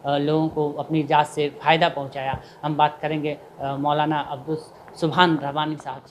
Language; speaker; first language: Urdu; native; Urdu